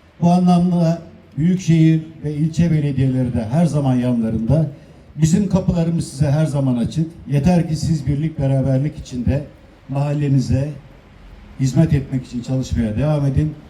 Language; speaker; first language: Turkish; native; Turkish